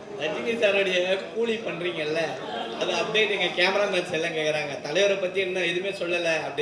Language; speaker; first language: Tamil; native; Tamil